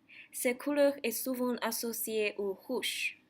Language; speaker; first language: French; non-native, learner; Chinese